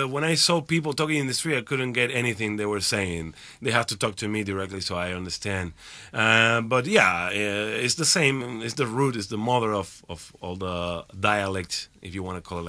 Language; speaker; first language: English; non-native, fluent; Spanish